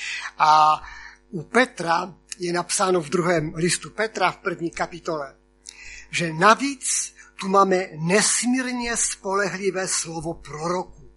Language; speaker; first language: Czech; non-native, local second language; Polish